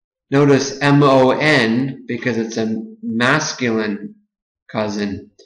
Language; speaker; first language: English; native; English